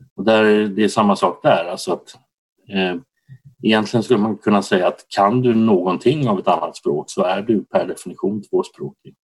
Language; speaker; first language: Swedish; native; Swedish